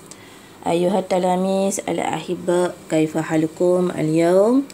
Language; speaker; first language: Arabic; non-native, fluent; Malay